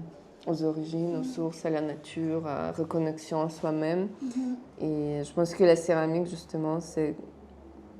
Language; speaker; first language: French; non-native, fluent; Russian